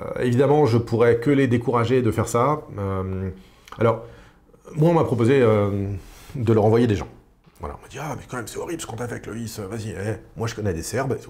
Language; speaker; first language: French; native; French